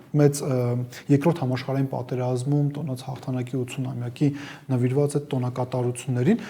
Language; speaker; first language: Armenian; native; Armenian